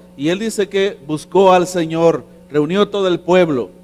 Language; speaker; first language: Spanish; native; Spanish